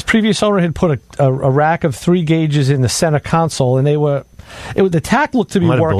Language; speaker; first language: English; native; English